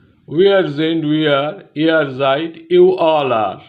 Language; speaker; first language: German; non-native, fluent; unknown